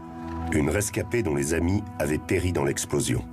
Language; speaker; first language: French; native; French